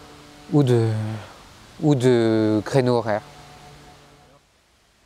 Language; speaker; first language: French; native; French